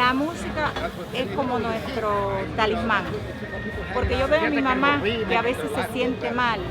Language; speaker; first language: Spanish; native; Spanish